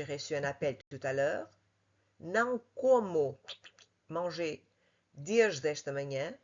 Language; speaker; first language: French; non-native, fluent; Portuguese